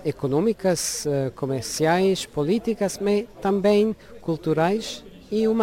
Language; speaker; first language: Portuguese; non-native, learner; Luxembourgish